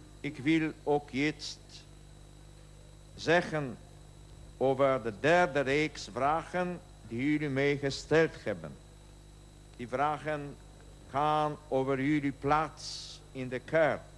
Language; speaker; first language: Dutch; non-native, learner; Polish